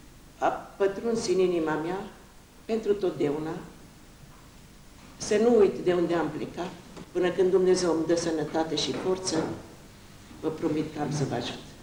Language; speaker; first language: Romanian; non-native, local second language; Hungarian